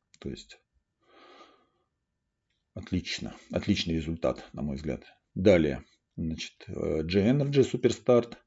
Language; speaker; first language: Russian; native; Russian